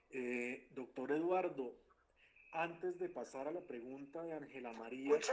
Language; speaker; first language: Spanish; native; Spanish